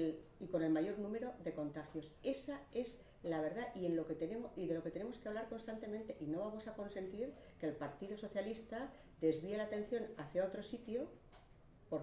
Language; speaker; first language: Spanish; native; Spanish